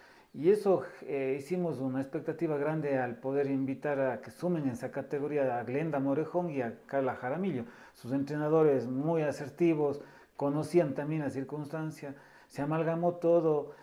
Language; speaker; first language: Spanish; native; Spanish